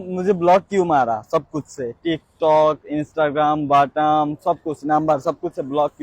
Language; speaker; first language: Hindi; non-native, learner; Bangla